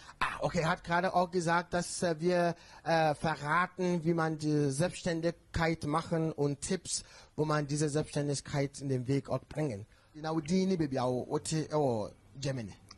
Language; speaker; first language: German; non-native, fluent; Akan